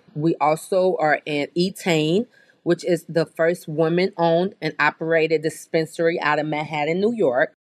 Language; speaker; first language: English; native; English